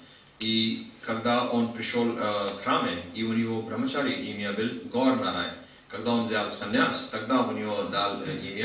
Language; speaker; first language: Russian; non-native, learner; Hindi